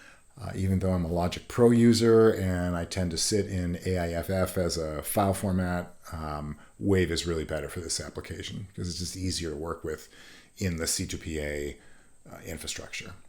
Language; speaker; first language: English; native; English